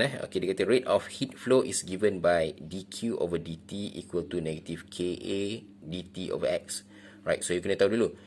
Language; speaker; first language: English; non-native, local second language; Malay